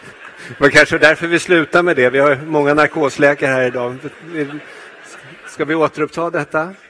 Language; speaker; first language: Swedish; native; Swedish